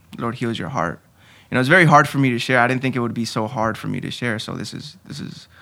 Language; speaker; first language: English; early bilingual, other home language; Spanish